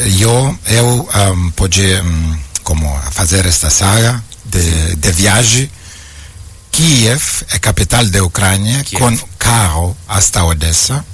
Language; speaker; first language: Portuguese; non-native, learner; Ukrainian